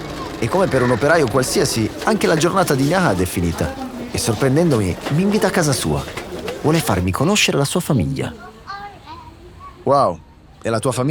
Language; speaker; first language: Italian; native; Italian